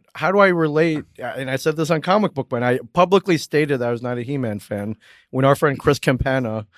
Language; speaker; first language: English; native; English